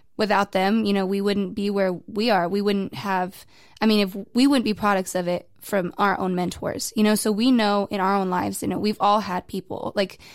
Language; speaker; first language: English; native; English